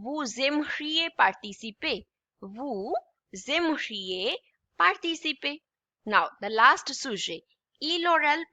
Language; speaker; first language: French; non-native, fluent; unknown